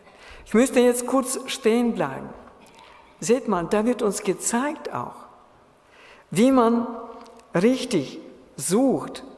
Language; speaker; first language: German; non-native, fluent; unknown